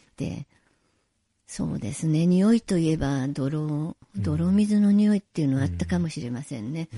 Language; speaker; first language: Japanese; native; Japanese